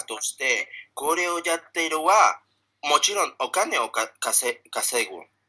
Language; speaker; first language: Japanese; non-native, learner; Spanish